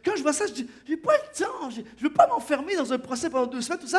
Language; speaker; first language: French; native; French